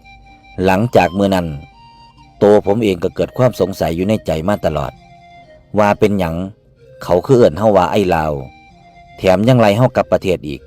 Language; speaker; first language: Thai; non-native, local second language; Lao